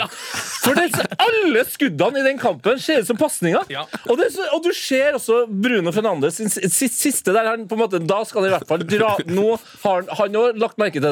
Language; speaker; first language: Norwegian; native; Norwegian